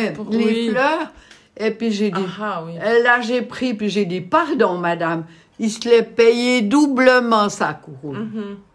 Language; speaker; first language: French; native; French